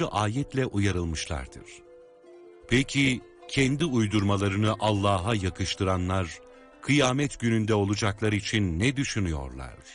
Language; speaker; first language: Turkish; native; Turkish